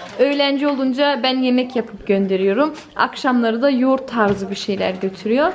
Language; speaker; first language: Turkish; early bilingual, heritage; Turkish